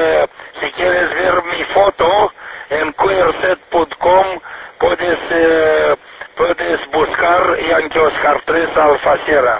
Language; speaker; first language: Spanish; non-native, learner; Romanian